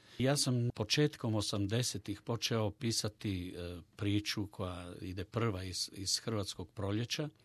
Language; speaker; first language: Croatian; native; Croatian